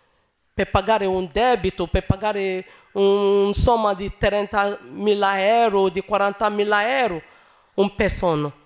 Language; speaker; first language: Italian; non-native, learner; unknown